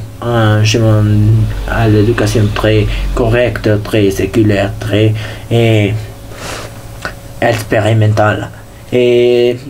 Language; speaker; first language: French; non-native, learner; Spanish